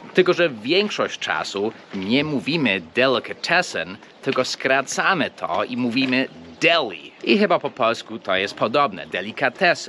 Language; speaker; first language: Polish; early bilingual, heritage; English